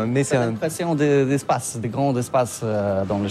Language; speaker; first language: French; non-native, learner; Polish